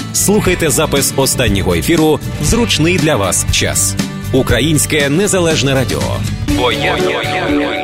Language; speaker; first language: Ukrainian; native; Ukrainian